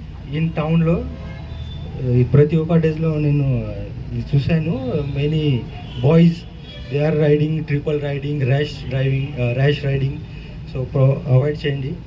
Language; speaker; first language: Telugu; non-native, learner; Hindi